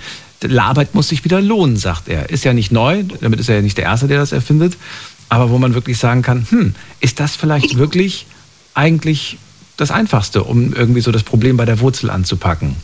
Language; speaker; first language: German; native; German